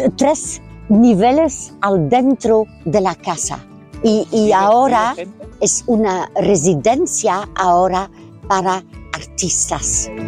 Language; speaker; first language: Spanish; non-native, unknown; Dutch